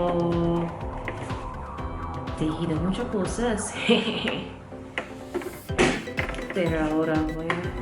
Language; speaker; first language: Spanish; non-native, learner; English